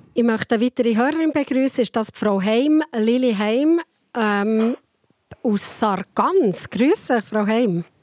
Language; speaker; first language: German; native; German